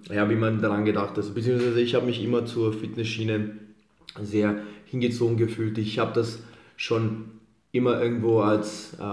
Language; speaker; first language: German; early bilingual, other home language; Serbian